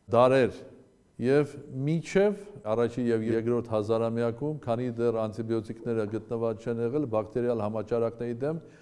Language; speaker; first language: Armenian; native; Armenian